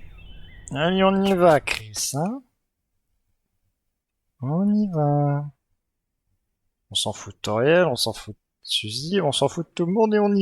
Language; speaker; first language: French; native; French